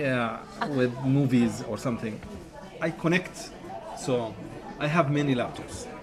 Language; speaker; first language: English; non-native, fluent; Arabic